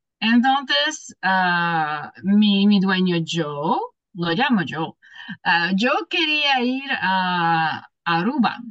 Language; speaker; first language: Spanish; non-native, learner; English